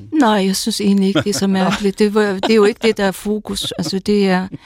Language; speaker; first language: Danish; non-native, local second language; Faroese